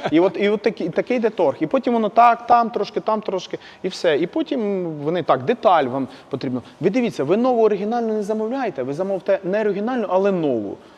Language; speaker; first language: Ukrainian; native; Ukrainian